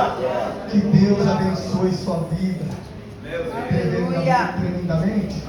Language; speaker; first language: Portuguese; native; Portuguese